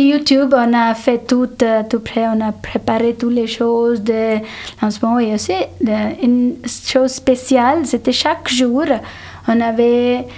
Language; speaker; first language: French; non-native, fluent; Telugu